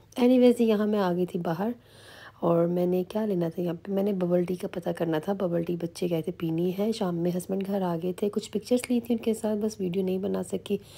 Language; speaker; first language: Urdu; native; Urdu